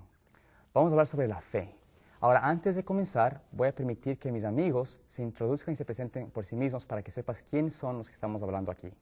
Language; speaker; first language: Spanish; native; Spanish